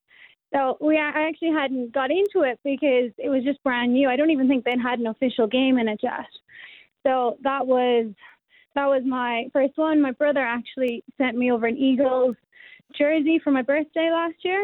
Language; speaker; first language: English; native; English